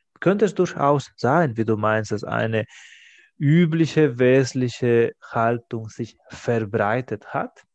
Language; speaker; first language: German; non-native, fluent; Spanish